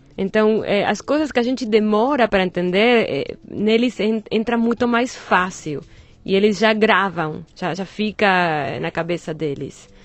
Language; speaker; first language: Portuguese; non-native, fluent; Spanish